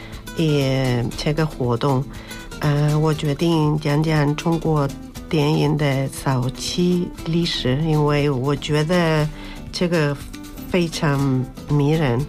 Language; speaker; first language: Chinese; non-native, learner; Spanish